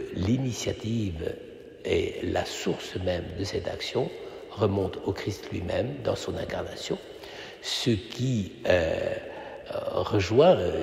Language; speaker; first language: French; native; French